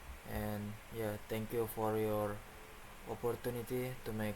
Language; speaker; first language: English; non-native, learner; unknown